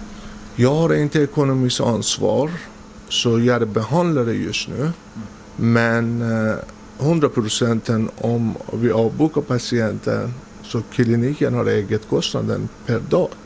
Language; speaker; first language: Swedish; non-native, learner; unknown